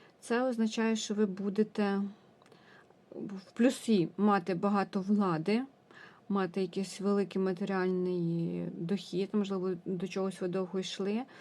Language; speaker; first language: Ukrainian; non-native, local second language; Russian